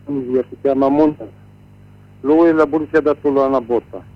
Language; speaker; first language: Italian; non-native, learner; Arabic